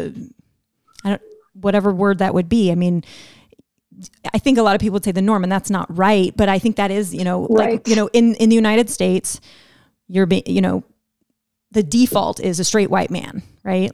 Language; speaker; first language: English; native; English